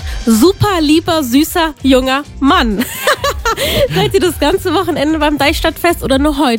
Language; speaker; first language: German; native; German